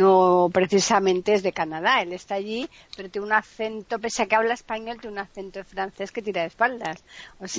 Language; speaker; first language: Spanish; native; Spanish